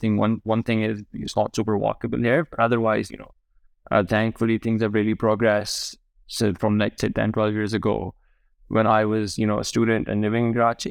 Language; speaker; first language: English; non-native, local second language; Urdu